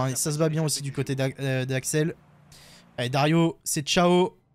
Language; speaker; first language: French; native; French